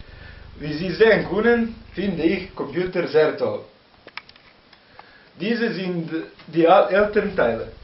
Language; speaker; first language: German; non-native, learner; Serbian